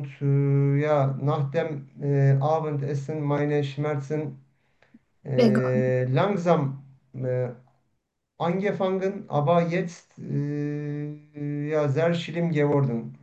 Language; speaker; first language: German; non-native, learner; Turkish